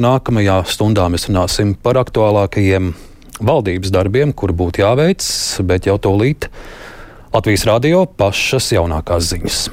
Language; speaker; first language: Latvian; native; Latvian